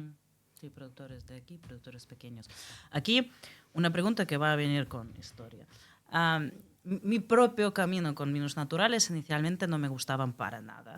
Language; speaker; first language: Spanish; non-native, fluent; Russian